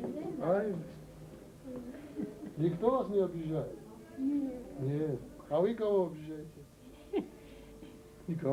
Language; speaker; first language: Russian; non-native, local second language; Georgian